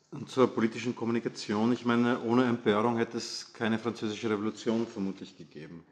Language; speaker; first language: German; native; German